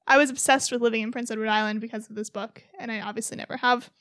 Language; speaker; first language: English; native; English